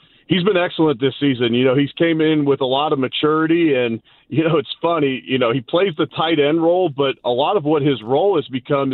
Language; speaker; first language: English; native; English